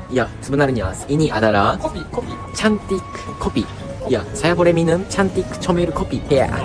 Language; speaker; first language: Indonesian; non-native, learner; Japanese